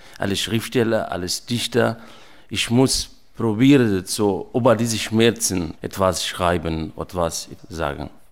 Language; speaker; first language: German; non-native, learner; Arabic